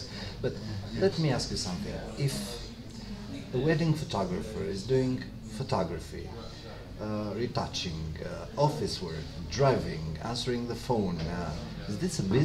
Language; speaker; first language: English; non-native, fluent; Romanian